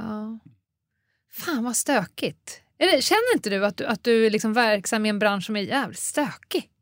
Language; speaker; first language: Swedish; native; Swedish